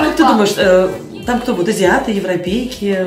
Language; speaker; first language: Russian; native; Russian